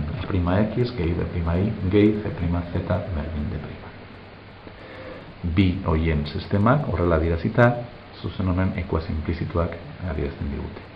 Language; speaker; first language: Basque; native; Basque